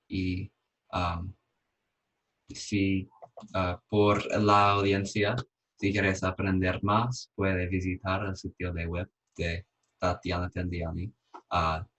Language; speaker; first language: Spanish; non-native, fluent; English